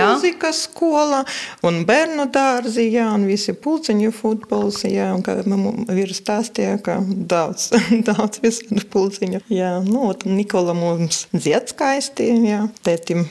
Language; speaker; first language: Latvian; non-native, local second language; Russian